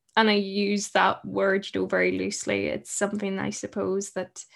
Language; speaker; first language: English; native; English